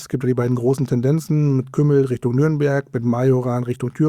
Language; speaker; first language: German; native; German